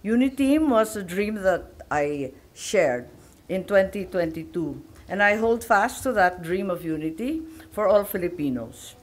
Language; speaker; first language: English; non-native, local second language; Filipino